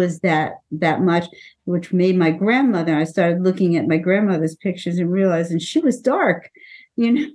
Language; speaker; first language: English; native; English